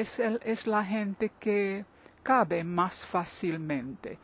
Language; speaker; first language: Spanish; non-native, fluent; English